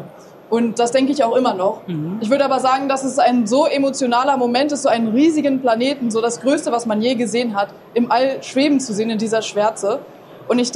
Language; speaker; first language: German; native; German